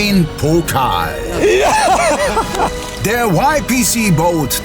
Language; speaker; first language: German; native; German